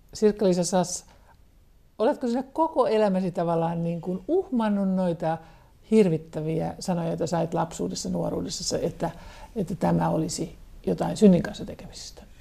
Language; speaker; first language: Finnish; native; Finnish